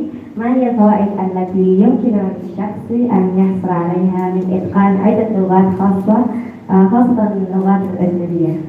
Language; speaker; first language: Arabic; non-native, learner; Indonesian